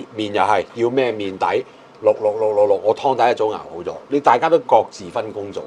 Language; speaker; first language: Cantonese; native; Cantonese